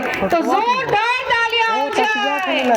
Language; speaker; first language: Hindi; native; Hindi